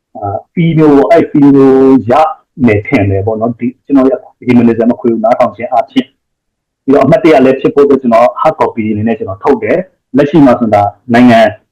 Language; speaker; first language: Burmese; native; Burmese